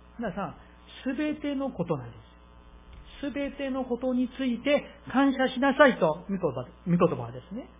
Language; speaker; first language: Japanese; non-native, fluent; Korean